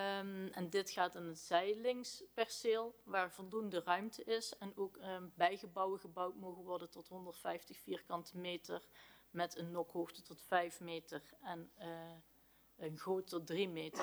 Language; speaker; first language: Dutch; native; Dutch